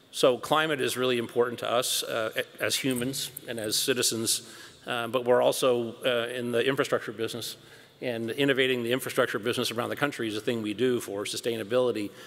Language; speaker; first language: English; native; English